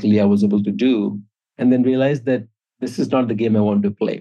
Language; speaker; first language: English; non-native, local second language; Hindi